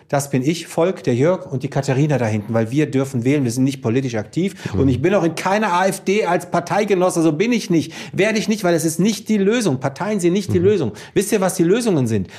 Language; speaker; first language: German; early bilingual, other home language; Greek